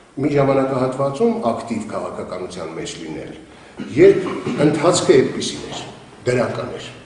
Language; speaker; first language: Armenian; native; Armenian